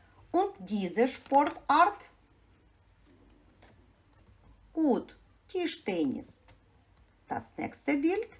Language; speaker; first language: German; non-native, fluent; Ukrainian